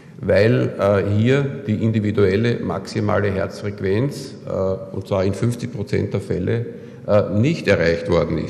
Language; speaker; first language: German; native; German